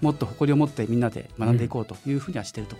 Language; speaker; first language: Japanese; native; Japanese